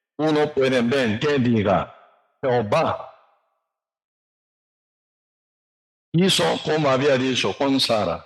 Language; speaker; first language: Spanish; non-native, learner; Korean